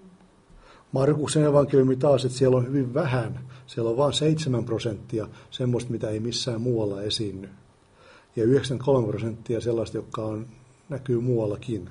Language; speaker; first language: Finnish; native; Finnish